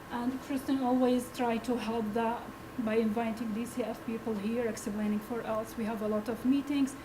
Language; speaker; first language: English; non-native, learner; Arabic